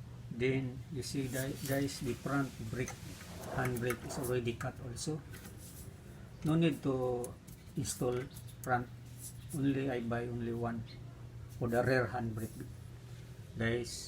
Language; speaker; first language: English; non-native, local second language; Filipino